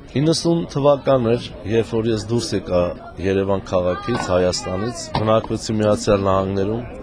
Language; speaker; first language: Armenian; native; Armenian